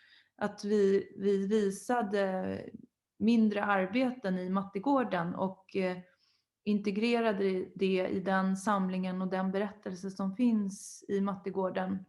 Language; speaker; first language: Swedish; native; Swedish